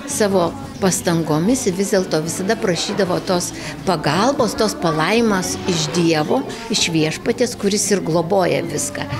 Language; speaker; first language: Lithuanian; native; Lithuanian